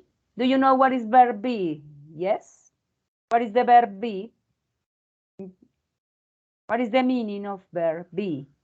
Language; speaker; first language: English; non-native, learner; Spanish